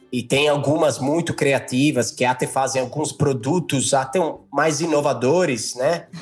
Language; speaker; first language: Portuguese; non-native, fluent; Italian